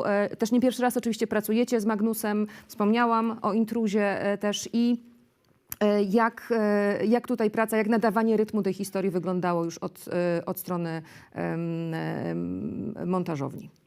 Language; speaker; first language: Polish; native; Polish